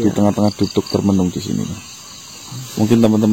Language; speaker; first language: Indonesian; native; Indonesian